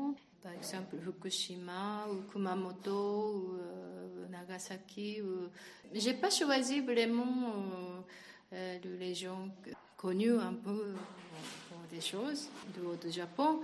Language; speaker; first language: French; non-native, learner; Japanese